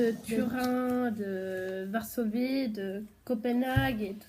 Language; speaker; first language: French; non-native, learner; Swedish